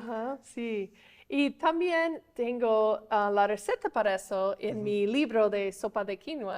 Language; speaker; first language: Spanish; non-native, fluent; English